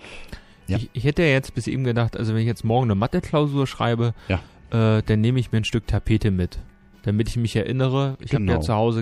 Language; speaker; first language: German; native; German